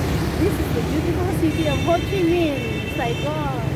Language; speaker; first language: English; non-native, local second language; Filipino